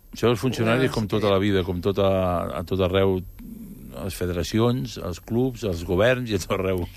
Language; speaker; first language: Catalan; native; Catalan